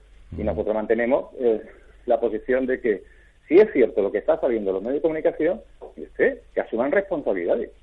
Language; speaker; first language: Spanish; native; Spanish